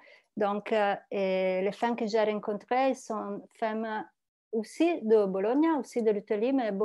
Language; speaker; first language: French; non-native, learner; Italian